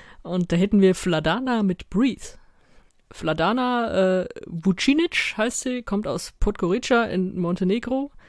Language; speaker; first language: German; native; German